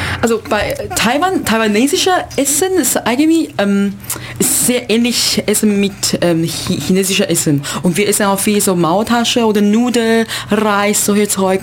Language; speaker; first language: German; non-native, learner; Chinese